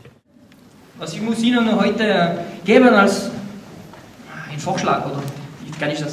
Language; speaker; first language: German; non-native, learner; French